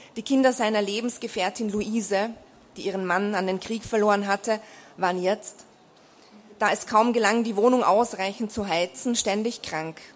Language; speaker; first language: German; native; German